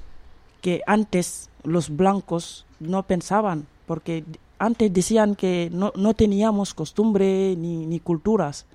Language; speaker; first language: Spanish; non-native, fluent; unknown